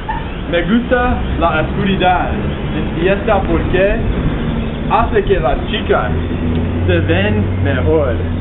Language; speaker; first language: Spanish; non-native, learner; English